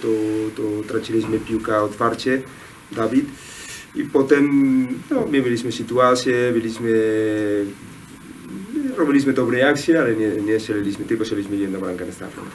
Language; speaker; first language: Polish; non-native, learner; Spanish